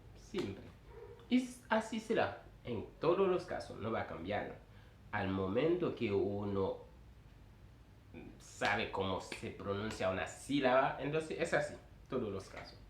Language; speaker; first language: Spanish; non-native, fluent; Haitian Creole